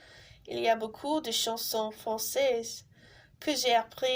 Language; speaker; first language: French; non-native, learner; English